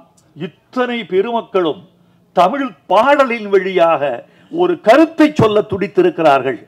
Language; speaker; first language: Tamil; native; Tamil